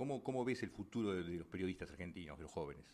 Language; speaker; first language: Spanish; native; Spanish